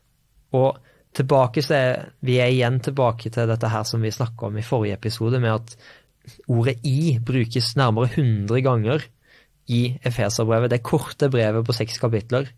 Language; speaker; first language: Norwegian; native; Norwegian